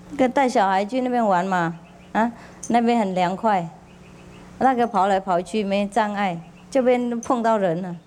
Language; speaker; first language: Chinese; non-native, fluent; Vietnamese